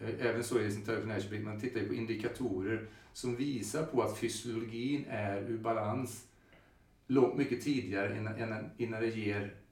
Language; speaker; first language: Swedish; native; Swedish